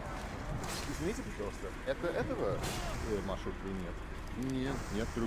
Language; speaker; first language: Russian; non-native, learner; English